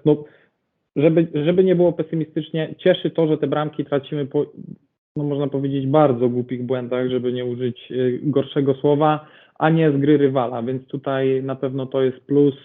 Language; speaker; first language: Polish; native; Polish